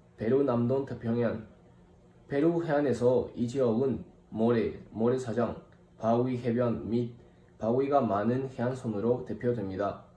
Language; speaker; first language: Korean; non-native, fluent; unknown